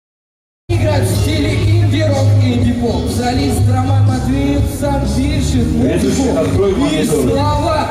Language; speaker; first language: Russian; native; Russian